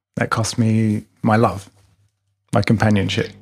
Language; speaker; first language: English; native; English